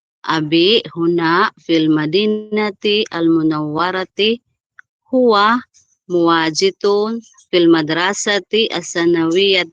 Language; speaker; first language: Arabic; non-native, learner; Filipino